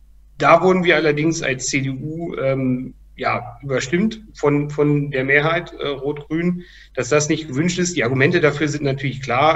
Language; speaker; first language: German; native; German